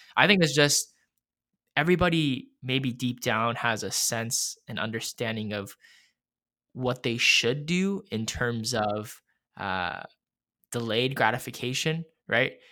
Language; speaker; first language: English; native; English